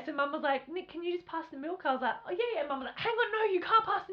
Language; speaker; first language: English; native; English